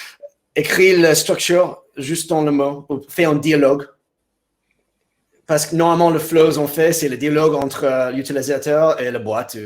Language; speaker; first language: French; non-native, fluent; English